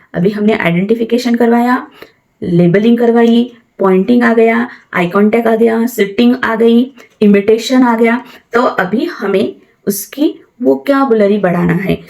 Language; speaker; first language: Hindi; non-native, local second language; Marathi